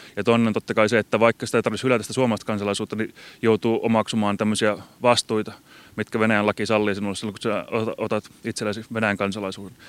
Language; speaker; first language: Finnish; native; Finnish